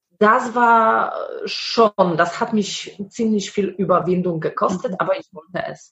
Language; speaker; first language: German; non-native, fluent; Polish